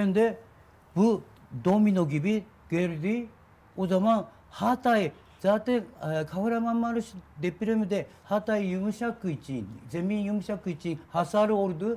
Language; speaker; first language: Turkish; non-native, learner; Japanese